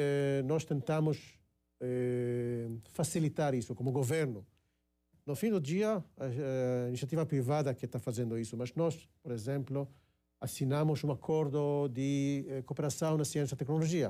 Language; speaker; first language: Portuguese; non-native, fluent; Hebrew